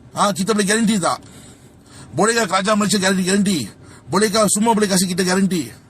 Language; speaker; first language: Malay; non-native, local second language; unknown